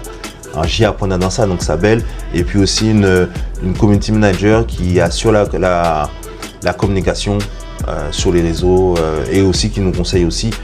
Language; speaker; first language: French; non-native, local second language; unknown